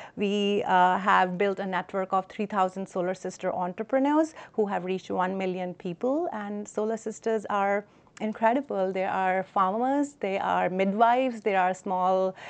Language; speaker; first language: English; non-native, local second language; Hindi